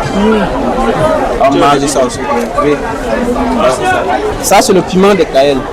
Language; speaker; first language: French; non-native, local second language; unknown